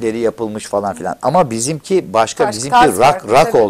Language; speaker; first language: Turkish; native; Turkish